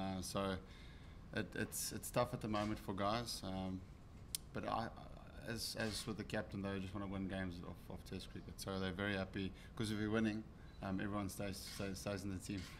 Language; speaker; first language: English; non-native, local second language; Afrikaans